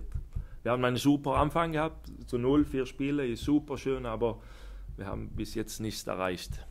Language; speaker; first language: German; non-native, fluent; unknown